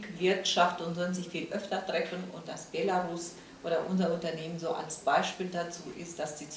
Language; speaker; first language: German; non-native, fluent; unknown